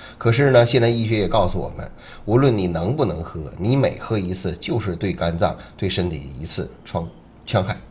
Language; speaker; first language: Chinese; native; Chinese